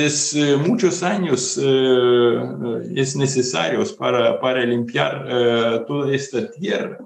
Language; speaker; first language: Spanish; non-native, fluent; Ukrainian